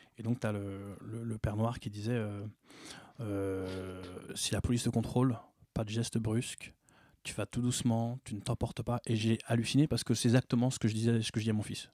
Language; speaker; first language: French; native; French